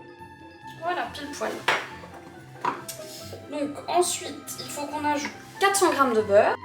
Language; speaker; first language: French; native; French